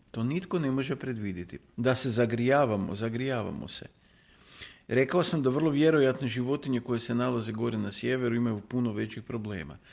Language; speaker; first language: Croatian; native; Croatian